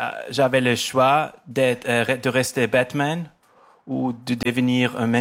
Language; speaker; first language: French; non-native, local second language; German